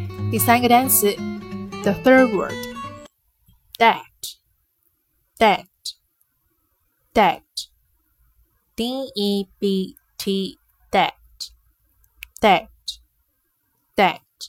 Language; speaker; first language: English; non-native, fluent; Chinese